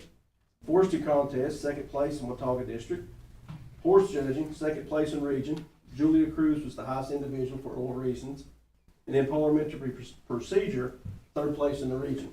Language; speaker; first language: English; native; English